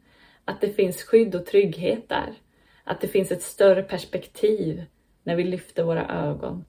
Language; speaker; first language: Swedish; native; Swedish